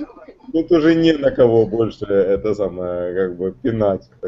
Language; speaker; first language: Russian; native; Russian